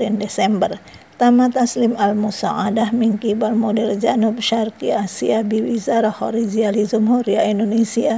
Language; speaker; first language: Arabic; non-native, fluent; Indonesian